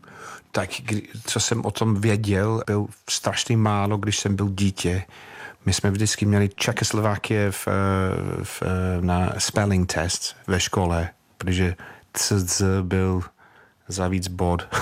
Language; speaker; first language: Czech; non-native, learner; English